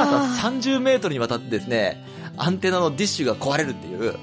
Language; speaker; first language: Japanese; native; Japanese